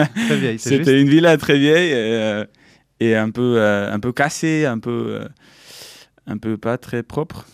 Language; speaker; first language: French; non-native, local second language; German